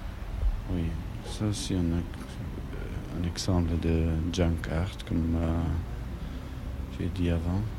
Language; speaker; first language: French; non-native, fluent; German